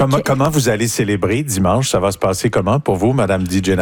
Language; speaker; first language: French; native; French